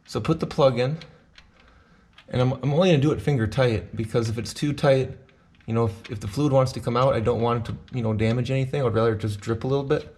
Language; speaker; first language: English; native; English